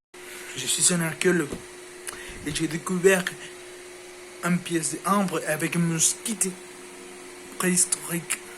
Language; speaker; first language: French; non-native, learner; Spanish